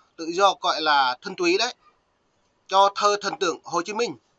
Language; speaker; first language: Vietnamese; non-native, local second language; Jarai